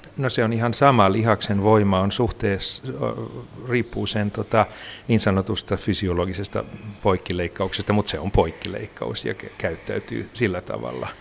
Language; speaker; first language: Finnish; non-native, local second language; Swedish